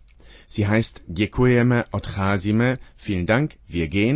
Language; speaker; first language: German; native; German